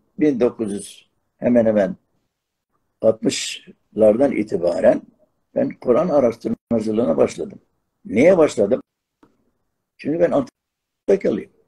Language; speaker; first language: Turkish; non-native, local second language; Arabic